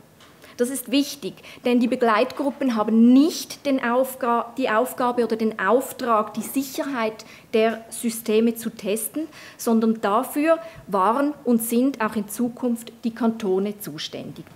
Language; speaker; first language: German; native; German